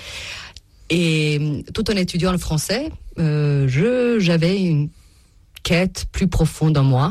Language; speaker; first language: French; non-native, fluent; Serbian